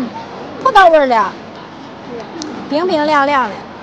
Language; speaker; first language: Chinese; native; Chinese